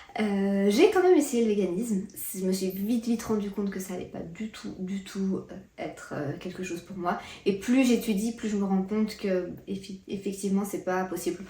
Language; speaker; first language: French; early bilingual, other home language; Portuguese